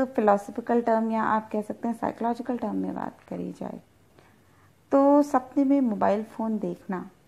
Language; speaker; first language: Hindi; native; Hindi